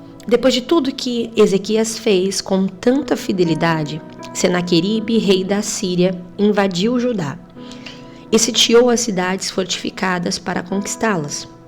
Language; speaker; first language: Portuguese; native; Portuguese